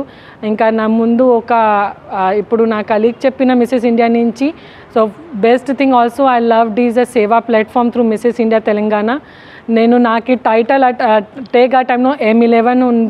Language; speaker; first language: Telugu; non-native, local second language; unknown